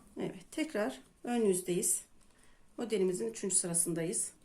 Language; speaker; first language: Turkish; native; Turkish